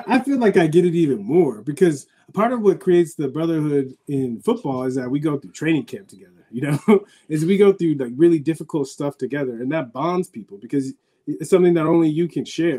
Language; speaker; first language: English; native; English